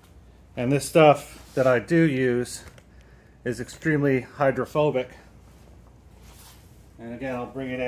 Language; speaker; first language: English; native; English